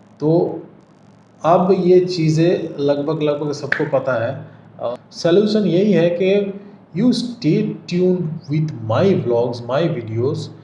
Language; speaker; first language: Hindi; non-native, local second language; Bangla